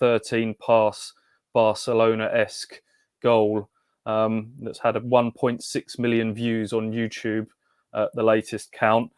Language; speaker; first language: English; native; English